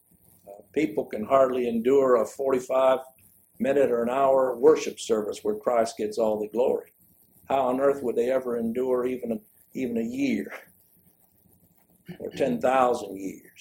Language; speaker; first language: English; native; English